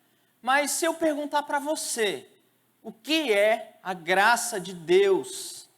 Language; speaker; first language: Portuguese; native; Portuguese